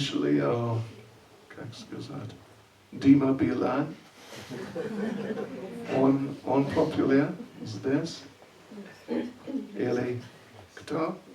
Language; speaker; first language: Russian; non-native, learner; English